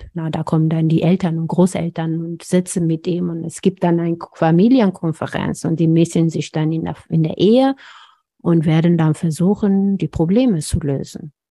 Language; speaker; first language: German; non-native, fluent; Amharic